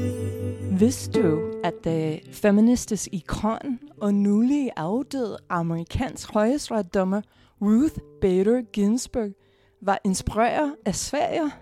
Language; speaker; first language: Danish; non-native, fluent; English